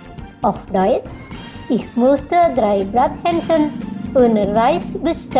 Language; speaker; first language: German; non-native, fluent; Indonesian